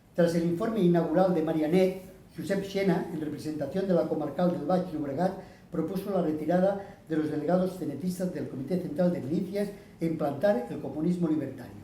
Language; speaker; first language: Spanish; non-native, local second language; Catalan